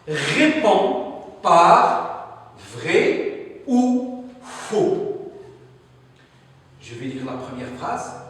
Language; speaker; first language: French; non-native, local second language; Arabic